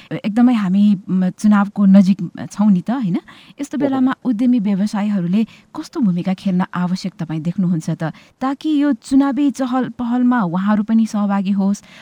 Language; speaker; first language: Nepali; native; Nepali